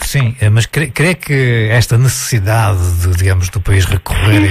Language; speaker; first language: Portuguese; native; Portuguese